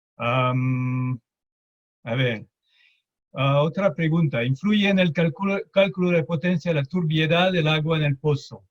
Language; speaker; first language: Spanish; non-native, fluent; French